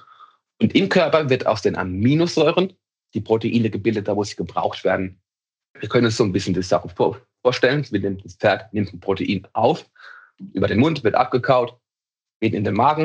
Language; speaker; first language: German; native; German